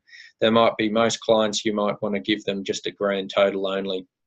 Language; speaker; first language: English; native; English